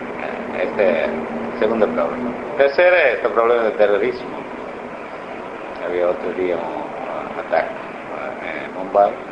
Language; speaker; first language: Spanish; non-native, learner; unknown